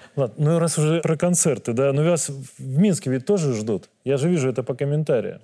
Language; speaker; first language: Russian; native; Russian